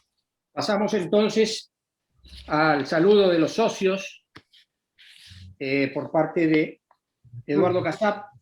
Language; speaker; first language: Spanish; native; Spanish